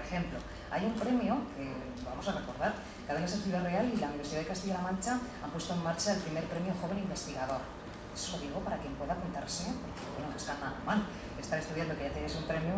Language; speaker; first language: Spanish; native; Spanish